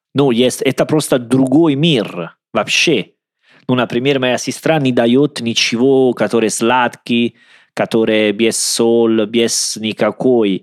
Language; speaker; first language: Russian; non-native, learner; Italian